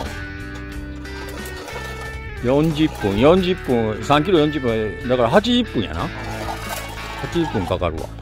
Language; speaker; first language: Japanese; native; Japanese